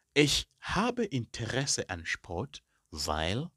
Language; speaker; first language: German; non-native, fluent; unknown